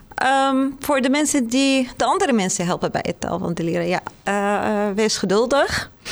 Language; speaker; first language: Dutch; non-native, fluent; Arabic